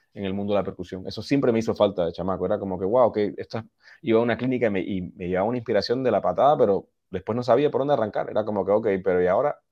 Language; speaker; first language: Spanish; early bilingual, heritage; Spanish